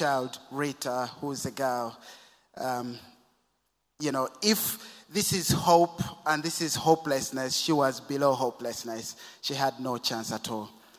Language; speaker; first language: English; non-native, local second language; Ganda